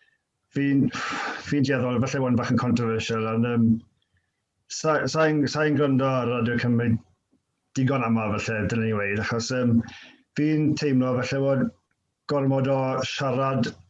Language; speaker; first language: Welsh; native; Welsh